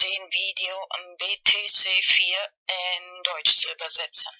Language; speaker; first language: German; non-native, learner; Spanish